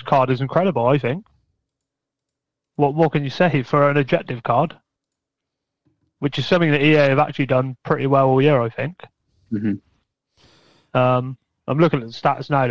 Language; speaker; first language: English; native; English